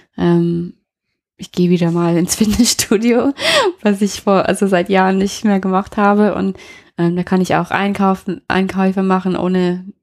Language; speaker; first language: German; non-native, fluent; English